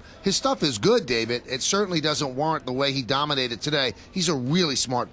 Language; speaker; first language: English; native; English